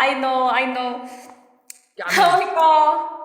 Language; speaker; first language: English; non-native, learner; Korean